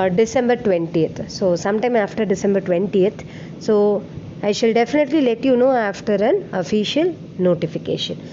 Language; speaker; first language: English; non-native, local second language; Tamil